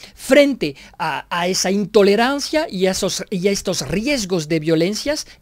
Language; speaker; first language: Spanish; non-native, fluent; French